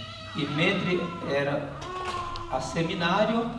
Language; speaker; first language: Italian; non-native, learner; Portuguese